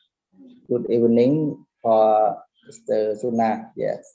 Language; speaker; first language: English; non-native, learner; Khmer